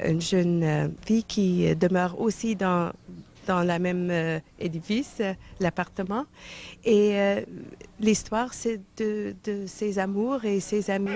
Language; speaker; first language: French; non-native, fluent; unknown